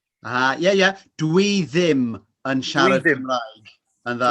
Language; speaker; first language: Welsh; non-native, fluent; English